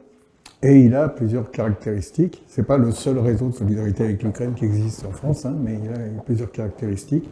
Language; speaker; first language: French; native; French